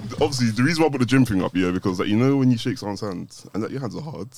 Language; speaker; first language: English; native; English